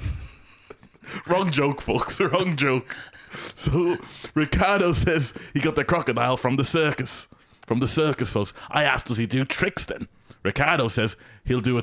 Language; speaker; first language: English; native; English